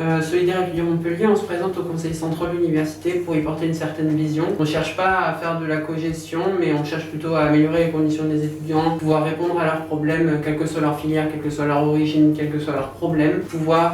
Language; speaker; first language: French; native; French